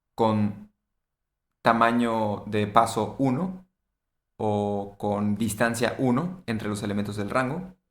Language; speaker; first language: Spanish; native; Spanish